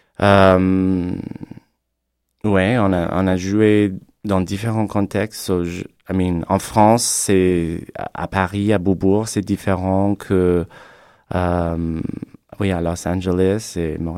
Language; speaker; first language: French; non-native, fluent; English